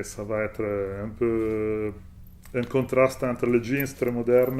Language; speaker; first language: French; non-native, fluent; Italian